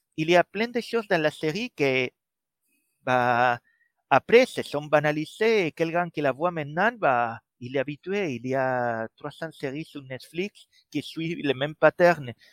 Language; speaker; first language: French; non-native, fluent; Spanish